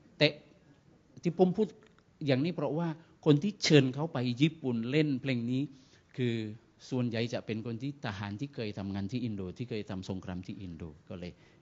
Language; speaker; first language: Thai; non-native, fluent; Indonesian